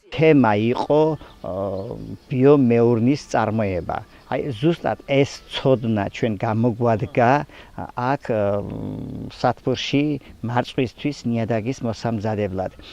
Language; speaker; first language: Georgian; native; Georgian